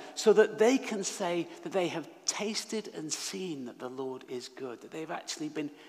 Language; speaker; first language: English; native; English